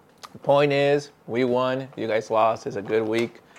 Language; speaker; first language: English; early bilingual, other home language; Spanish